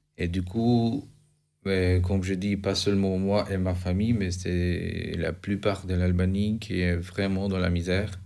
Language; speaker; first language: French; non-native, fluent; Albanian